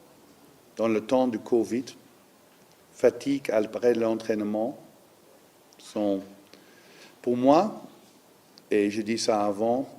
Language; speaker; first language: French; non-native, learner; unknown